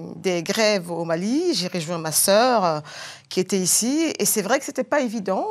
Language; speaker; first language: French; non-native, local second language; Bambara